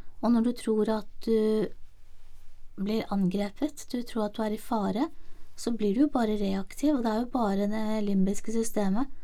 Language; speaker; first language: Norwegian; native; Norwegian